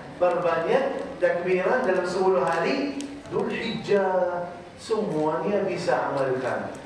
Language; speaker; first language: Malay; non-native, fluent; Arabic